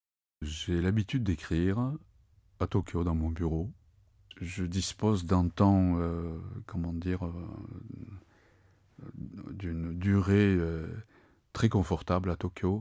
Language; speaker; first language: French; non-native, fluent; Japanese